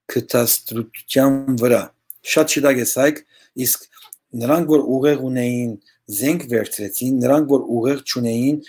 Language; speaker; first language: Armenian; early bilingual, heritage; Armenian